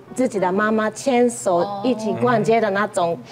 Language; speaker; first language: Chinese; non-native, fluent; Japanese